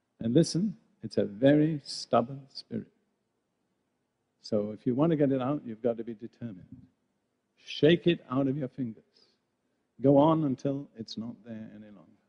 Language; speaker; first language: English; native; English